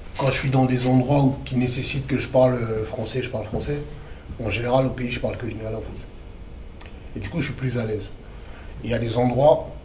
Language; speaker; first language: French; early bilingual, other home language; Lingala